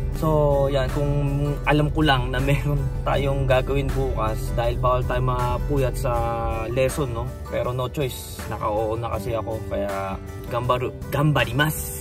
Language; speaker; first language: Filipino; native; Filipino